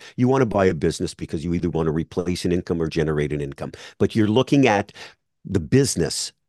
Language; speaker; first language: English; native; English